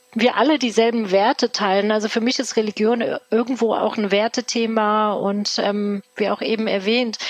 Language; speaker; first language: German; early bilingual, other home language; Turkish